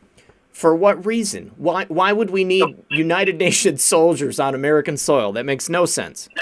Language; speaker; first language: English; native; English